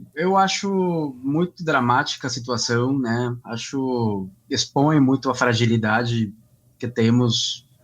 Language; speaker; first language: Portuguese; non-native, fluent; Spanish